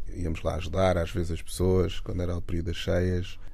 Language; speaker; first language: Portuguese; native; Portuguese